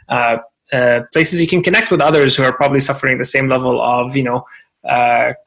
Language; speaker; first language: English; non-native, fluent; Arabic